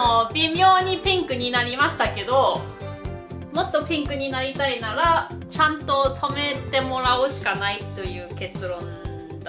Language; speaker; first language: Japanese; non-native, fluent; German